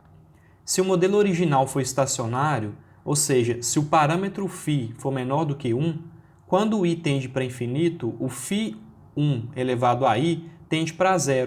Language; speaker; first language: Portuguese; native; Portuguese